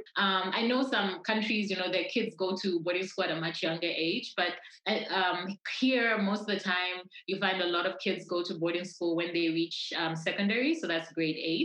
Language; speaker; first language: English; non-native, local second language; Bemba